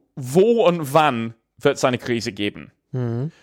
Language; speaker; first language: German; non-native, fluent; English